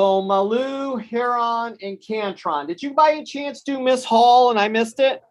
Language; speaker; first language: English; native; English